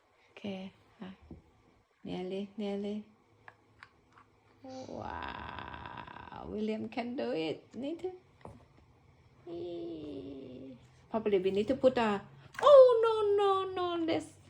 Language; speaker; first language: English; non-native, learner; Thai